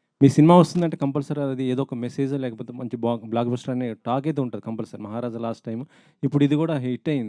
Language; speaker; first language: Telugu; native; Telugu